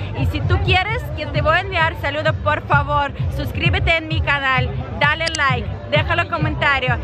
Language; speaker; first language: Spanish; non-native, fluent; Russian